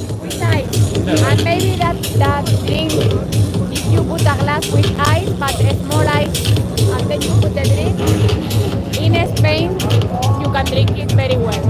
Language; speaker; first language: English; non-native, fluent; Spanish